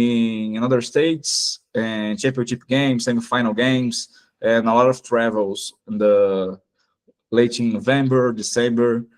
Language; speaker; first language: English; non-native, fluent; Portuguese